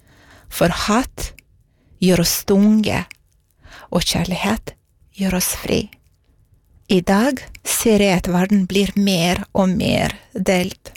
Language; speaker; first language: Norwegian; non-native, fluent; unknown